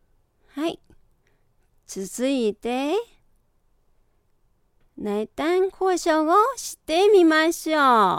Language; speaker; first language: Japanese; non-native, fluent; Chinese